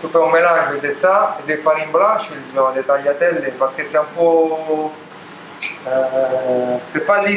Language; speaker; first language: French; non-native, learner; Italian